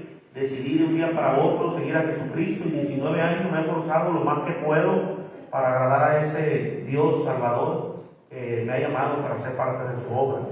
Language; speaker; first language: Spanish; native; Spanish